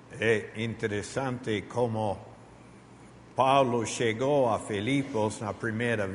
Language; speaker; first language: Portuguese; non-native, fluent; Spanish